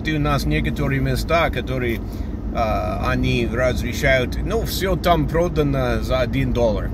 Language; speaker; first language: Russian; non-native, fluent; English